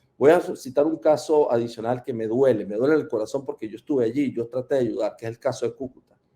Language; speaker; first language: Spanish; native; Spanish